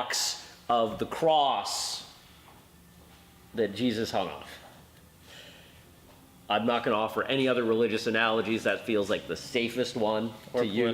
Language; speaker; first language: English; native; English